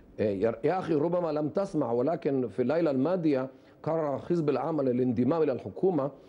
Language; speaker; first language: Arabic; non-native, fluent; Hebrew